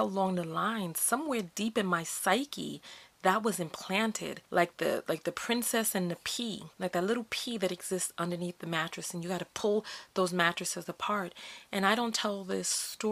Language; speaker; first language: English; native; English